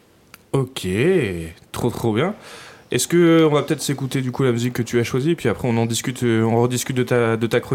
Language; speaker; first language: French; native; French